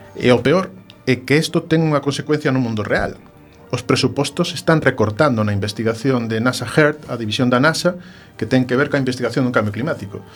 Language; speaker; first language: Galician; native; Galician